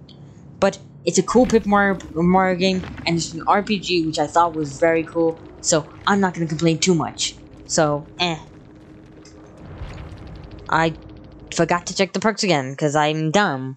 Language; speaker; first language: English; native; English